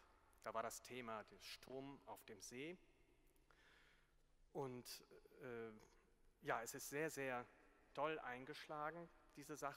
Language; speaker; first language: German; native; German